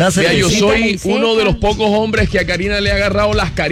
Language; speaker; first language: Spanish; native; Spanish